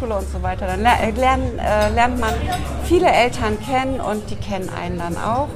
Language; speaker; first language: German; native; German